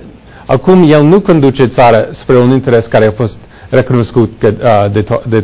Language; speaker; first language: Romanian; non-native, fluent; English